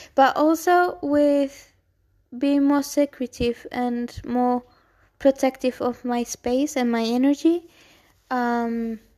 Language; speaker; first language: English; non-native, fluent; Spanish